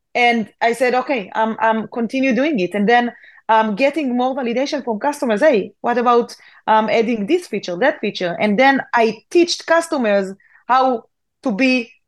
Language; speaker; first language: English; non-native, fluent; Hebrew